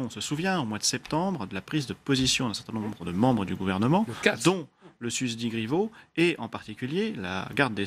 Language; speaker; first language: French; native; French